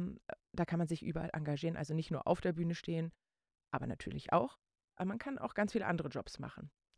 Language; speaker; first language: German; native; German